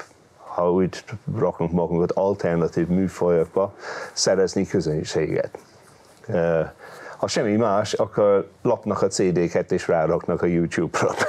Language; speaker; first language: Hungarian; non-native, fluent; English